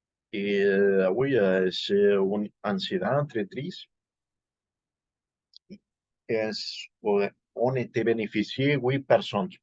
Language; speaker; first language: French; non-native, learner; Spanish